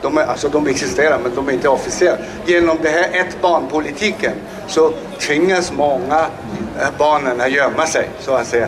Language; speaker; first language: Swedish; non-native, fluent; Chinese